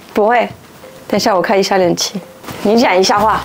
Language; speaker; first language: Chinese; non-native, fluent; French